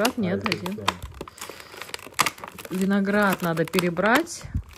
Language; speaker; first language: Russian; native; Russian